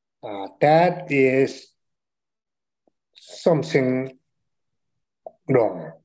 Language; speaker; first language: English; non-native, learner; Chinese